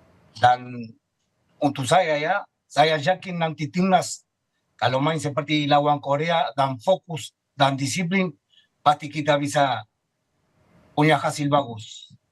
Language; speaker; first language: Indonesian; non-native, fluent; Spanish